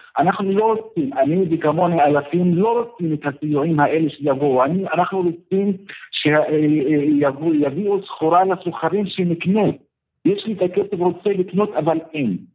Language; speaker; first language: Hebrew; non-native, fluent; Arabic